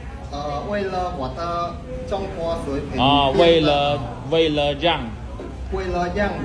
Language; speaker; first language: Chinese; non-native, learner; Khmer